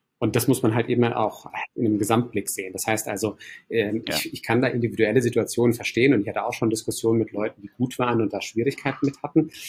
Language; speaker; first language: German; early bilingual, other home language; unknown